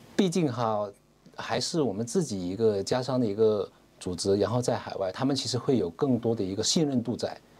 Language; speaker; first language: Chinese; non-native, local second language; Cantonese